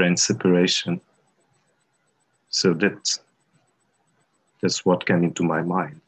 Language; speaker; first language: English; non-native, fluent; Portuguese